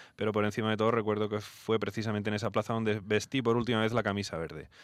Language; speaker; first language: Spanish; non-native, local second language; Catalan